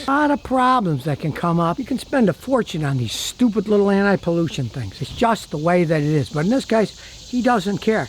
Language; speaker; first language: English; native; English